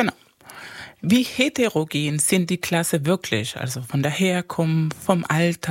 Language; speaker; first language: German; early bilingual, other home language; Spanish